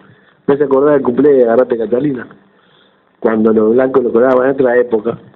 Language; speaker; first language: Spanish; native; Spanish